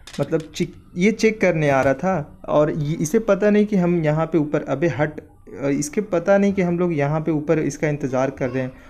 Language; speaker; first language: Hindi; native; Hindi